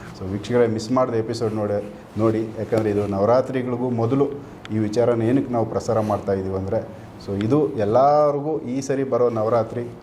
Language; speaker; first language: Kannada; native; Kannada